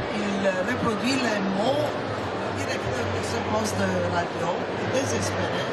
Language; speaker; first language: French; non-native, fluent; Romanian